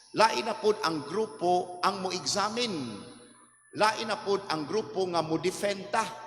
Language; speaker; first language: Cebuano; native; Cebuano